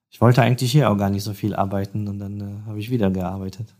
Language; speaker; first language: German; non-native, fluent; Polish